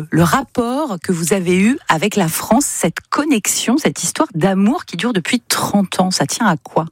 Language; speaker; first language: French; native; French